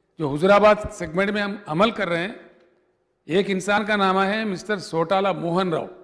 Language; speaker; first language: Hindi; non-native, local second language; Telugu